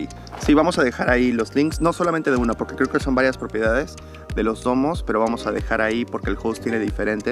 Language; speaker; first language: Spanish; native; Spanish